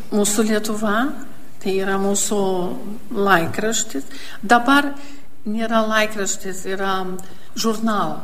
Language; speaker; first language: Lithuanian; early bilingual, heritage; Lithuanian